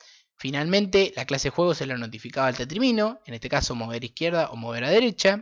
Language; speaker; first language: Spanish; native; Spanish